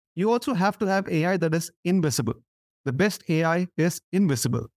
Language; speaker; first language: English; non-native, local second language; Tamil